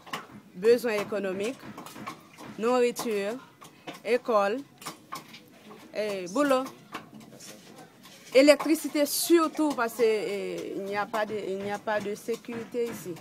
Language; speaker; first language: French; non-native, local second language; Haitian Creole